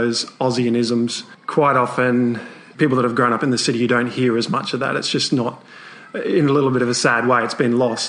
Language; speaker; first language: English; native; English